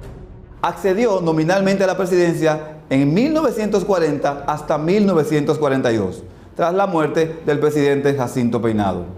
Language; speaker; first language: Spanish; native; Spanish